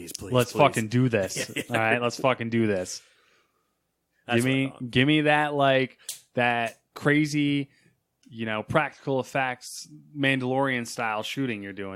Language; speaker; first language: English; native; English